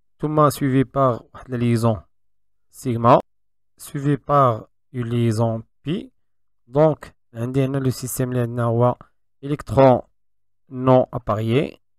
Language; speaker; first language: French; non-native, local second language; Arabic